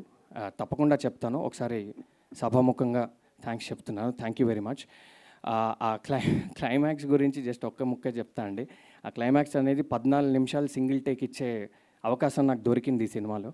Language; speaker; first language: Telugu; native; Telugu